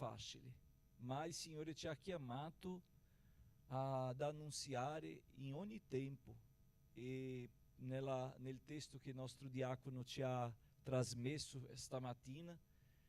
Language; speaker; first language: Italian; non-native, fluent; Portuguese